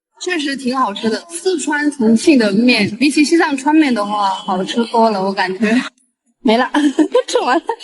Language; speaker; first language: Chinese; non-native, local second language; Tibetan